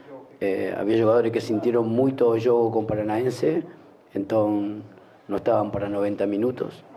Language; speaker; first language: Portuguese; non-native, learner; Spanish